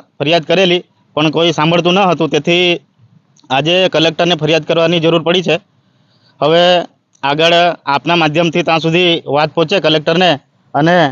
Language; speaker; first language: Gujarati; native; Gujarati